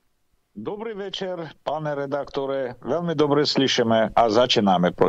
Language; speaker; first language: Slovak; non-native, fluent; Armenian